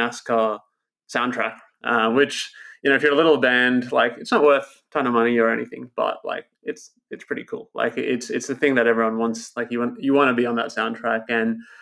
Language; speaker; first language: English; native; English